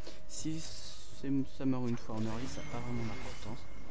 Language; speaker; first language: French; native; French